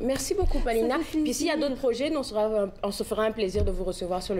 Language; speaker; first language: French; native; French